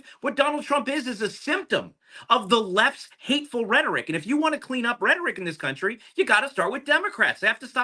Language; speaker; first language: English; native; English